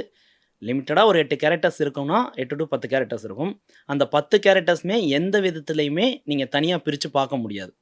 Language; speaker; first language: Tamil; native; Tamil